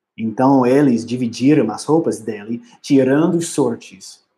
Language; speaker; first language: Portuguese; non-native, learner; English